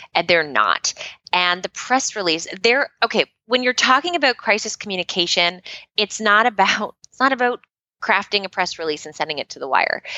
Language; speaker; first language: English; native; English